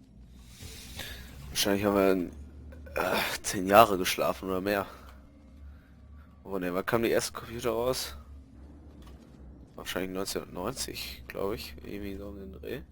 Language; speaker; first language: German; native; German